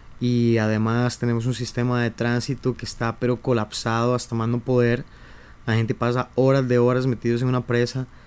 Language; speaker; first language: Spanish; native; Spanish